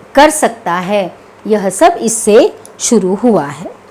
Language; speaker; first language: Hindi; non-native, local second language; Kannada